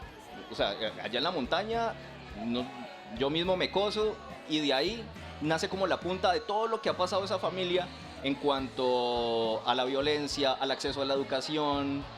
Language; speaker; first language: Spanish; native; Spanish